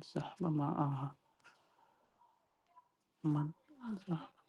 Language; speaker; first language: Arabic; non-native, learner; Urdu